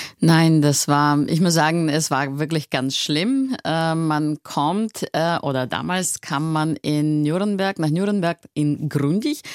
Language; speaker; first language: German; non-native, fluent; Russian